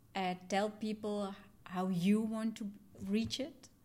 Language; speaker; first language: English; non-native, fluent; Dutch